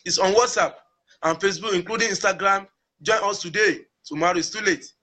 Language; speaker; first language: English; non-native, local second language; Yoruba